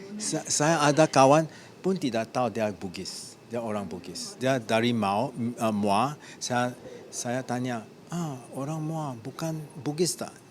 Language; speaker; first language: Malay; non-native, learner; English